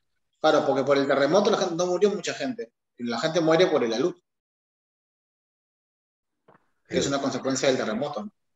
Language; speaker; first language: Spanish; native; Spanish